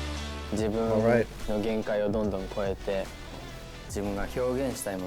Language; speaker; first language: Japanese; native; Japanese